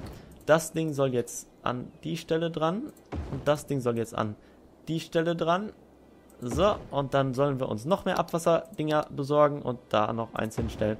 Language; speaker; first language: German; native; German